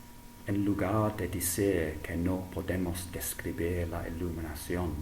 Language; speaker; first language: Spanish; non-native, fluent; English